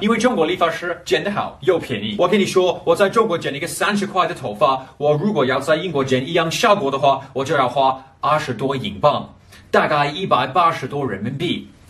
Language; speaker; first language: Chinese; non-native, fluent; English